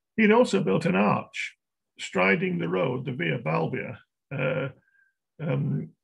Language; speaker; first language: English; native; English